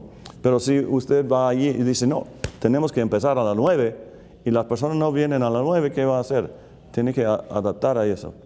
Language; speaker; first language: Spanish; non-native, fluent; English